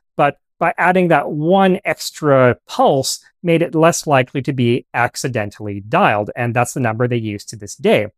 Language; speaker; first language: English; native; English